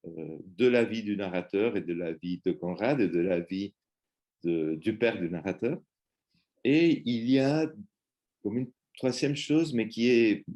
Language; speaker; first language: French; non-native, fluent; Spanish